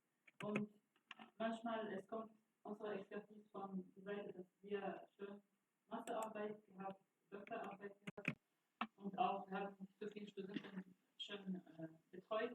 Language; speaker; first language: German; non-native, fluent; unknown